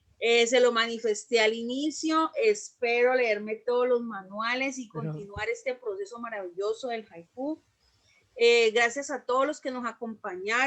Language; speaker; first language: Spanish; native; Spanish